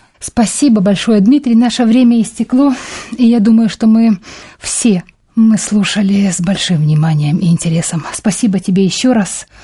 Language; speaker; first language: Russian; native; Russian